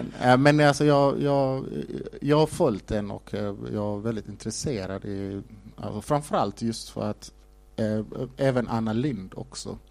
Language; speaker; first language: Swedish; non-native, fluent; Somali